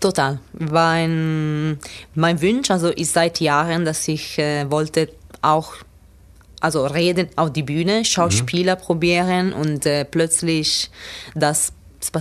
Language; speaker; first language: German; non-native, learner; Italian